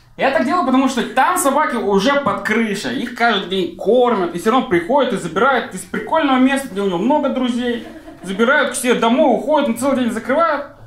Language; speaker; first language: Russian; native; Russian